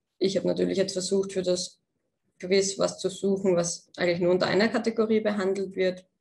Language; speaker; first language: German; native; German